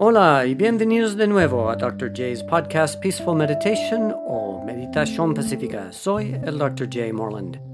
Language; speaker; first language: Spanish; non-native, fluent; English